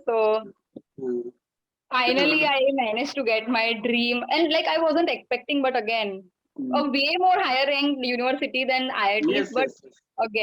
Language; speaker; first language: English; non-native, local second language; Gujarati